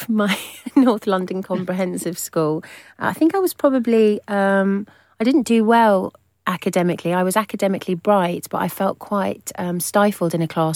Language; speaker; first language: English; native; English